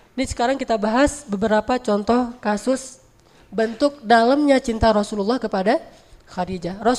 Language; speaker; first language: Indonesian; native; Indonesian